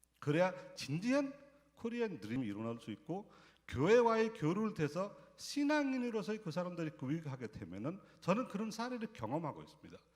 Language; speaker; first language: Korean; non-native, fluent; Nepali